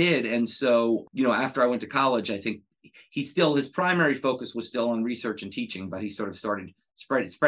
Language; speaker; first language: English; native; English